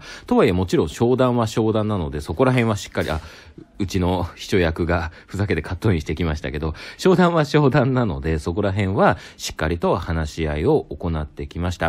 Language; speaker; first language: Japanese; native; Japanese